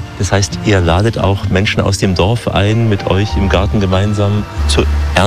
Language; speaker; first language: German; native; German